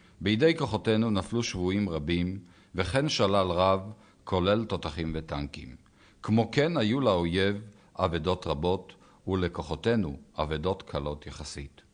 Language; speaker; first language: Hebrew; native; Hebrew